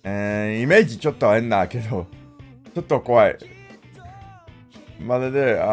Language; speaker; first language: Japanese; non-native, learner; English